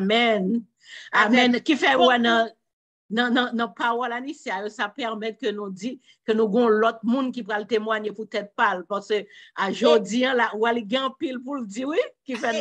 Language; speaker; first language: French; non-native, local second language; Haitian Creole